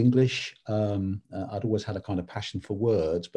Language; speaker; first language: English; native; English